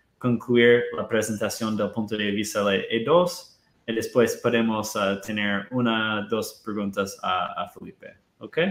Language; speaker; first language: Spanish; non-native, fluent; Portuguese